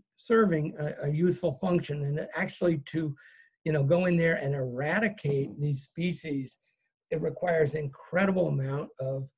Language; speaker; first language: English; native; English